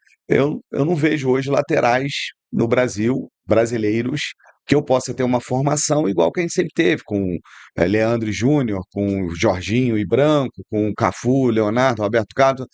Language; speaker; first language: Portuguese; native; Portuguese